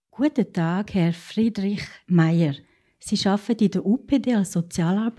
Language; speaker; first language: German; native; German